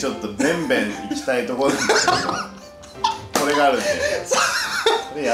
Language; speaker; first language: Japanese; native; Japanese